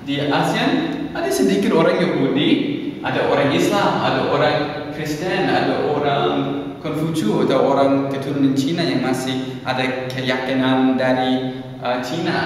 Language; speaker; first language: Indonesian; non-native, learner; English